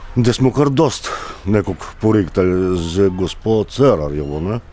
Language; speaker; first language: Slovenian; non-native, local second language; Romany